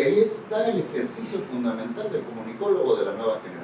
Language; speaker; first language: Spanish; native; Spanish